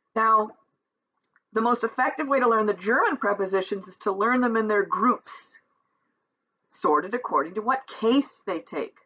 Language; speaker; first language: English; native; English